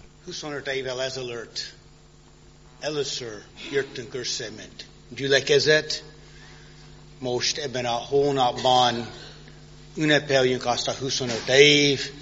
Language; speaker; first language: Hungarian; non-native, fluent; English